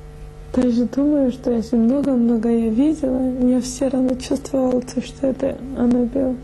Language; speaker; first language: Russian; non-native, local second language; Georgian